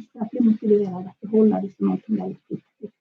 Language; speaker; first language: Swedish; native; Swedish